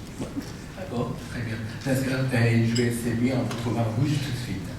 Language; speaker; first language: French; non-native, fluent; Japanese